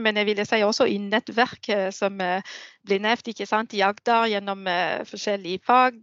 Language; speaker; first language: Norwegian; non-native, fluent; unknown